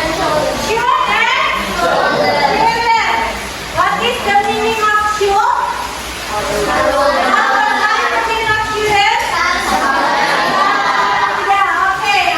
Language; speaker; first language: English; non-native, fluent; Indonesian